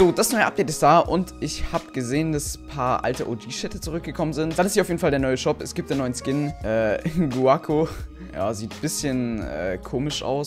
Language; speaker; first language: German; native; German